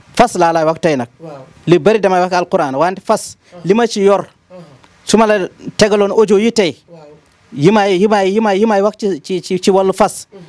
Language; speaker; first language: Wolof; non-native, local second language; Fula